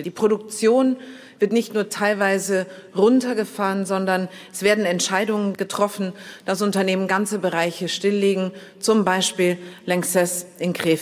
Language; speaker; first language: German; native; German